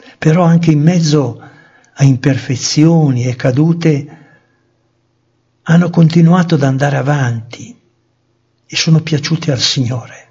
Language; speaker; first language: Italian; native; Italian